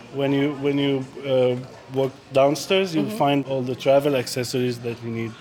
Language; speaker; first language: English; non-native, fluent; Arabic